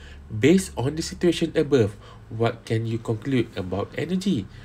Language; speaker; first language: English; non-native, local second language; Malay